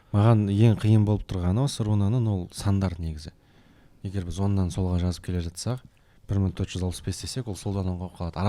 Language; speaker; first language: Kazakh; non-native, local second language; Russian